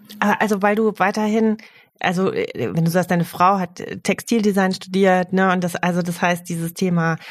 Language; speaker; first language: German; native; German